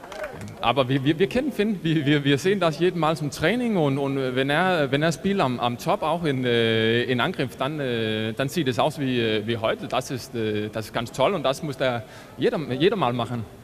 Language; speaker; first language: German; non-native, learner; Danish